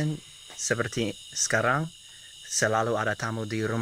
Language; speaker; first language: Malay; non-native, learner; English